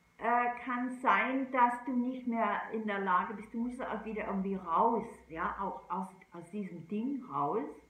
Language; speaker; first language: German; non-native, fluent; English